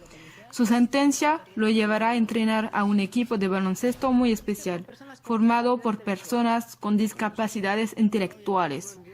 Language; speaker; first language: Spanish; non-native, learner; French